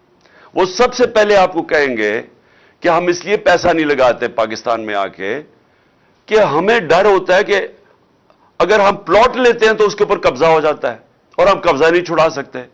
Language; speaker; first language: Urdu; native; Urdu